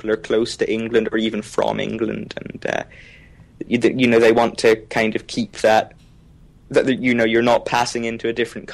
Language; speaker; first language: English; native; English